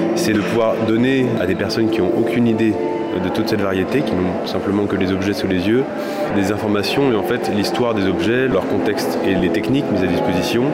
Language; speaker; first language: French; native; French